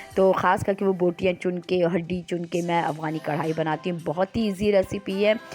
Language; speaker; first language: Urdu; native; Urdu